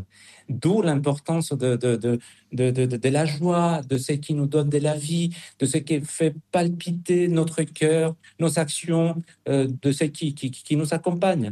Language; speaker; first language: French; non-native, fluent; Spanish